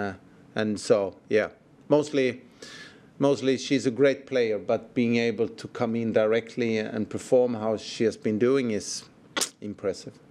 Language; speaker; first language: English; non-native, fluent; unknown